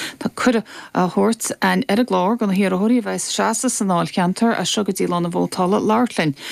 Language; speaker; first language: Irish; native; Irish